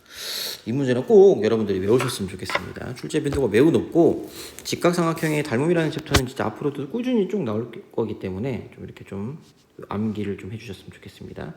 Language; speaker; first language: Korean; native; Korean